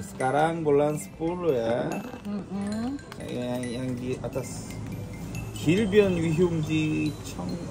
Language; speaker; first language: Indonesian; non-native, learner; Korean